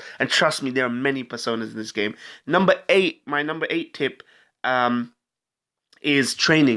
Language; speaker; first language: English; native; English